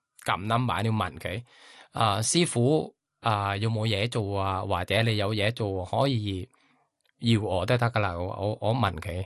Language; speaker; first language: Cantonese; non-native, learner; Thai